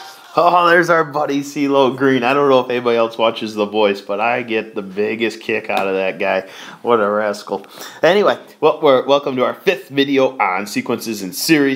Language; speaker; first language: English; native; English